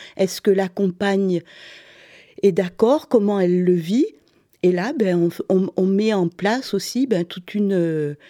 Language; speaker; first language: French; native; French